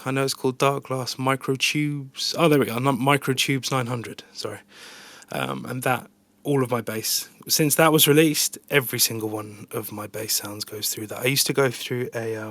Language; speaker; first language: English; native; English